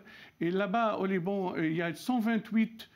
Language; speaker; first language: French; non-native, local second language; Arabic